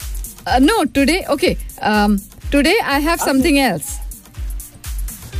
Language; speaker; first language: English; non-native, learner; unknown